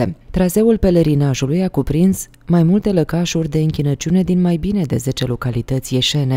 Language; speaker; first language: Romanian; native; Romanian